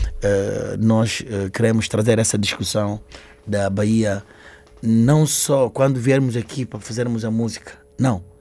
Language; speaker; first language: Portuguese; non-native, local second language; Upper Guinea Crioulo